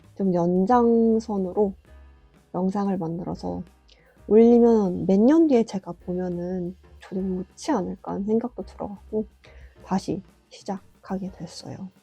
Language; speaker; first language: Korean; native; Korean